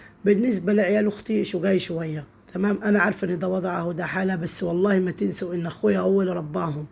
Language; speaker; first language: Arabic; native; Arabic